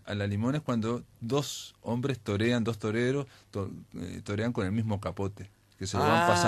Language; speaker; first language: Spanish; native; Spanish